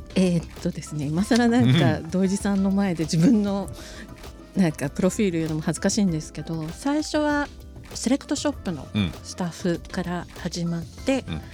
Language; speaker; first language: Japanese; native; Japanese